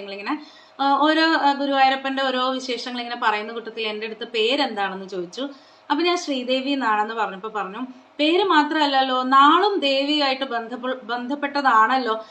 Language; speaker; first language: Malayalam; non-native, local second language; Konkani